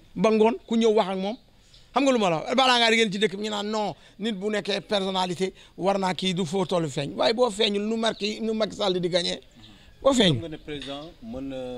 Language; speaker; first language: Wolof; non-native, local second language; Fula